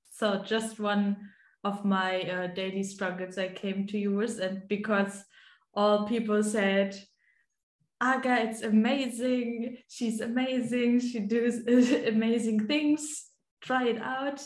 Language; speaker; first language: English; non-native, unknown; German